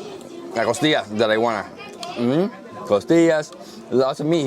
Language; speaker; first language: Spanish; early bilingual, heritage; English